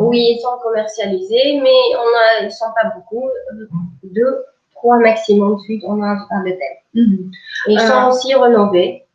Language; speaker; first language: French; non-native, local second language; Arabic